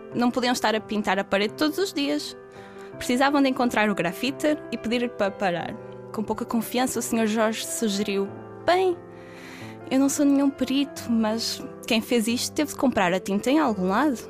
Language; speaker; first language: Portuguese; native; Portuguese